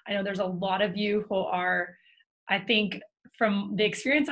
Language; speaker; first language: English; native; English